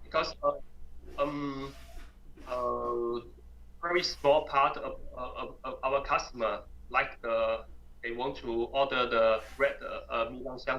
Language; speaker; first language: English; non-native, learner; Chinese